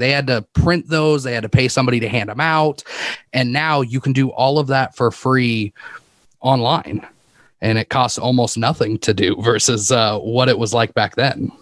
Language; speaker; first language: English; native; English